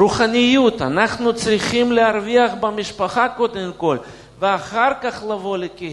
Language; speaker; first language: Hebrew; non-native, fluent; Russian